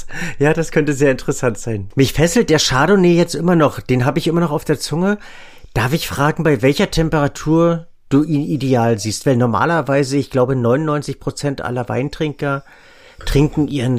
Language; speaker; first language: German; native; German